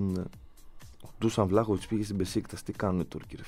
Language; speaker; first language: Greek; native; Greek